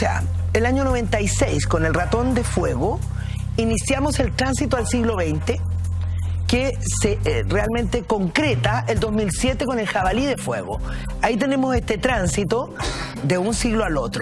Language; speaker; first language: Spanish; native; Spanish